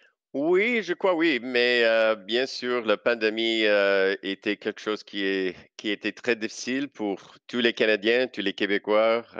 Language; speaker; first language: French; non-native, local second language; English